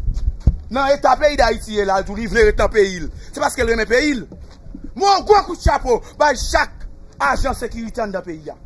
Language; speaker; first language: French; non-native, local second language; Haitian Creole